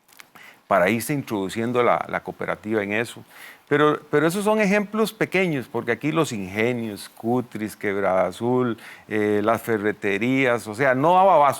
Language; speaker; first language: Spanish; native; Spanish